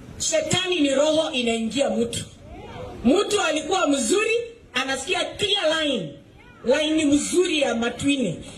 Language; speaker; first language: Swahili; non-native, local second language; Kikuyu